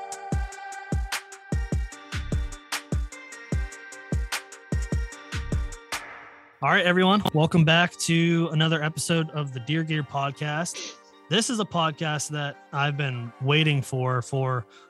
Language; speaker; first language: English; native; English